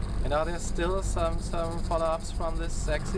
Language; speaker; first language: English; non-native, fluent; German